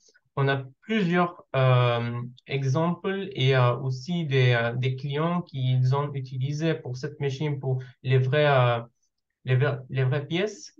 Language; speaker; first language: French; non-native, learner; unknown